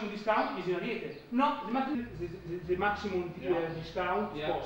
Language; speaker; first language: English; non-native, learner; Italian